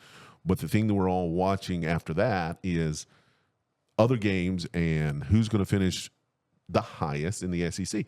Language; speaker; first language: English; native; English